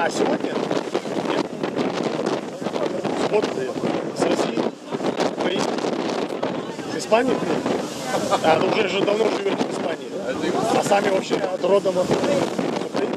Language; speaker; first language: Russian; native; Russian